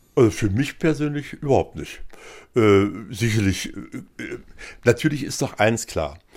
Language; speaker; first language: German; native; German